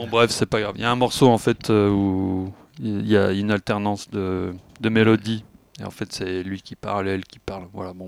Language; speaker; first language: French; native; French